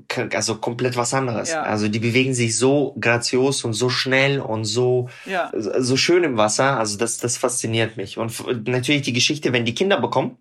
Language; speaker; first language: German; non-native, fluent; Russian